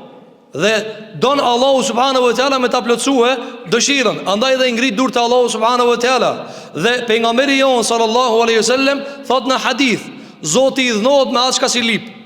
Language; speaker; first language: Albanian; native; Albanian